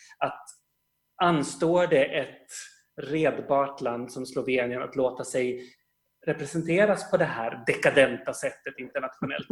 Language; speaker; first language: Swedish; native; Swedish